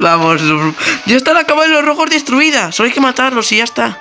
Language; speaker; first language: Spanish; native; Spanish